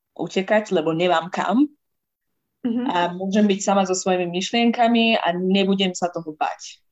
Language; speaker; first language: Slovak; non-native, fluent; Persian